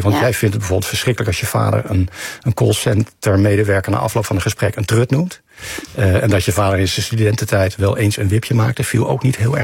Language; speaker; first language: Dutch; native; Dutch